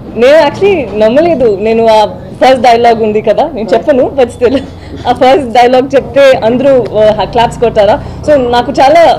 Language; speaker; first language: Telugu; non-native, learner; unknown